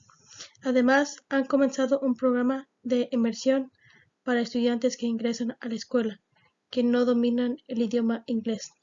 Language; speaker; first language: Spanish; early bilingual, heritage; Spanish